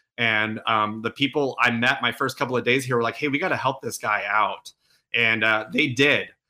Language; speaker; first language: English; native; English